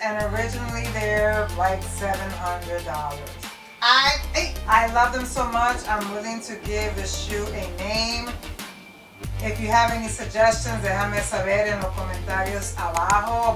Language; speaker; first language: English; early bilingual, other home language; Spanish